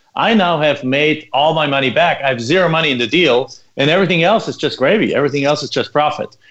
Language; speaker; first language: English; non-native, fluent; German